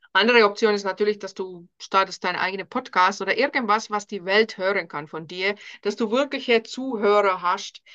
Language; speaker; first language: German; non-native, fluent; Finnish